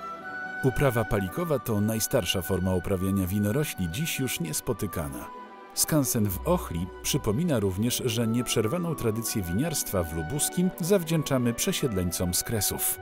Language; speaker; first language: Polish; native; Polish